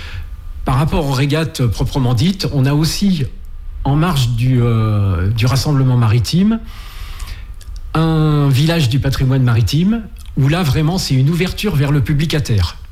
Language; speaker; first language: French; native; French